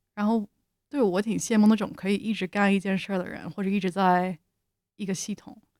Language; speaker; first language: Chinese; non-native, fluent; English